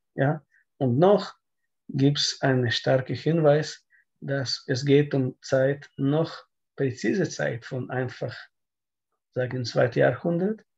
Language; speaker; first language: German; non-native, learner; Russian